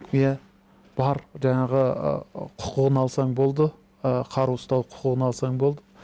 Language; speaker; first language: Kazakh; early bilingual, heritage; Kazakh